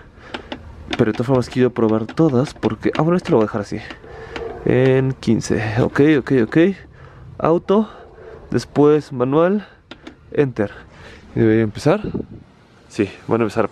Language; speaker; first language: Spanish; native; Spanish